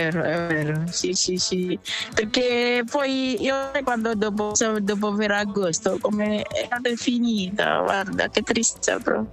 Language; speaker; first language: Italian; non-native, learner; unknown